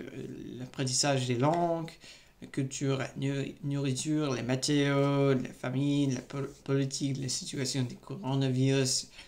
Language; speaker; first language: French; non-native, learner; English